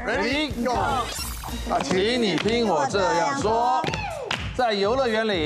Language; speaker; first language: Chinese; native; Chinese